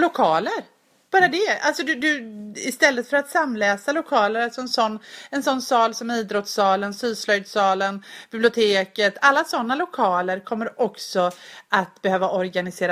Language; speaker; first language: Swedish; native; Swedish